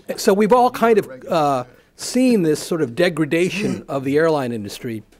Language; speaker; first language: English; native; English